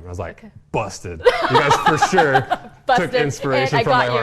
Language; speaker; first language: English; native; English